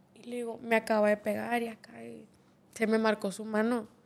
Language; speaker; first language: Spanish; native; Spanish